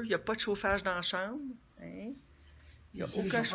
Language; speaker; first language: French; native; French